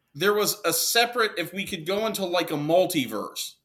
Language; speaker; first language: English; native; English